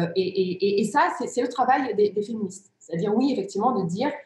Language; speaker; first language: French; early bilingual, other home language; Riffian